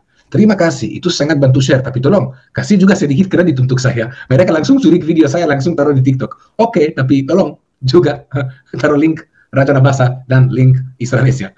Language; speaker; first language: Indonesian; non-native, fluent; Hebrew